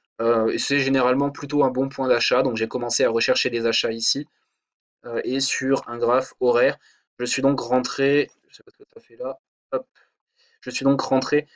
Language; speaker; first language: French; native; French